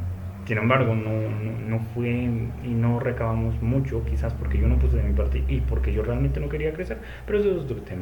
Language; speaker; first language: Spanish; native; Spanish